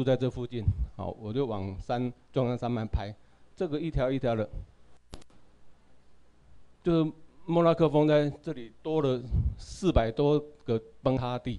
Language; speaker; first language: Chinese; non-native, local second language; Min Nan Chinese